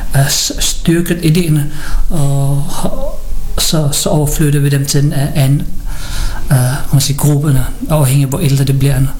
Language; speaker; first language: Danish; non-native, fluent; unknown